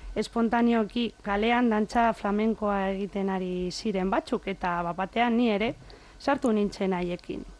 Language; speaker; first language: Basque; non-native, local second language; Spanish